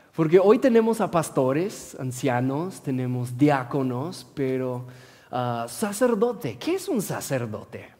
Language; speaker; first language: Spanish; non-native, fluent; English